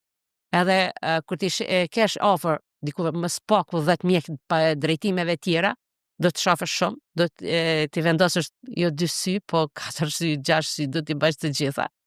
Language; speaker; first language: Albanian; native; Albanian